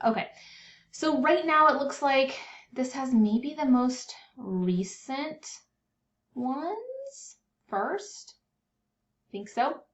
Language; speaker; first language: English; native; English